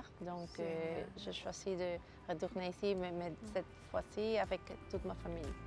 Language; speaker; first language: French; non-native, fluent; Spanish